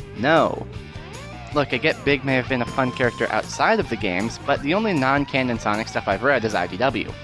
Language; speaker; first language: English; native; English